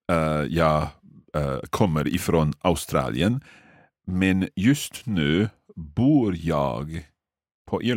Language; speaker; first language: Swedish; non-native, learner; English